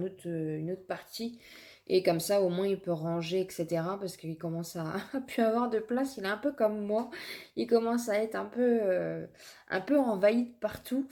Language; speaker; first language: French; native; French